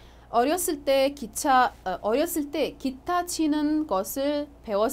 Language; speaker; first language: Korean; non-native, fluent; Arabic